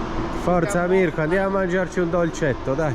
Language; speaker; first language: Italian; native; Italian